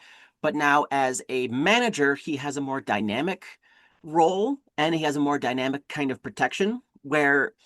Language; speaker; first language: English; native; English